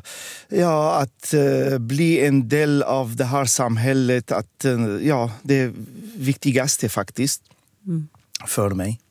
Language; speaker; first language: Swedish; non-native, fluent; Arabic